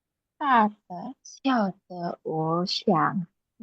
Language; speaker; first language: Chinese; non-native, learner; Indonesian